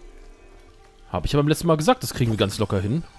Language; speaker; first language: German; native; German